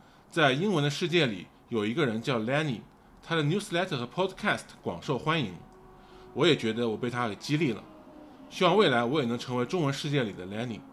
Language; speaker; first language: Chinese; native; Chinese